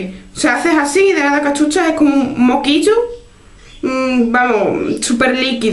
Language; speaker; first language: Spanish; native; Spanish